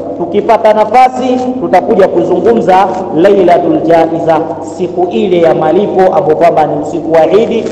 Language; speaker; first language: Swahili; native; Swahili